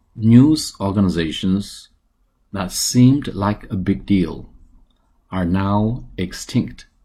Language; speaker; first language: English; non-native, fluent; Chinese